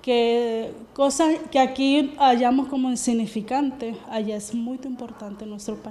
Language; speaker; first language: Portuguese; non-native, learner; Spanish